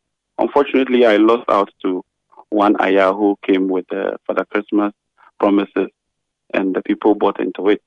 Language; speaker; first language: English; non-native, local second language; Ga